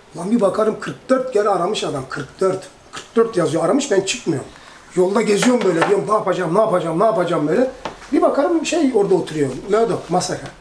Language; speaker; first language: Turkish; early bilingual, heritage; Turkish